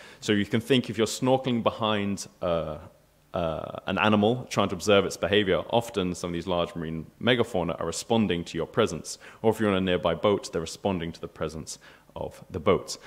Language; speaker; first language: English; native; English